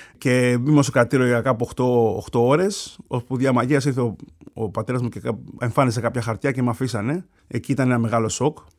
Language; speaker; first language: Greek; early bilingual, other home language; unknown